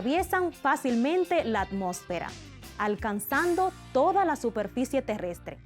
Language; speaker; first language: Spanish; native; Spanish